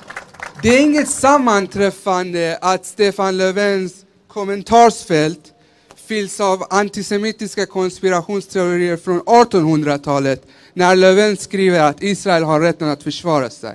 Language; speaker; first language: Swedish; early bilingual, other home language; Persian